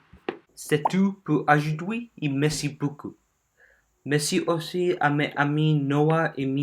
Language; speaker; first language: French; non-native, learner; Korean